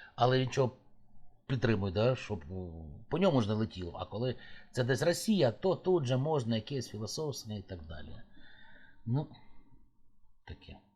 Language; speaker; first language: Ukrainian; native; Ukrainian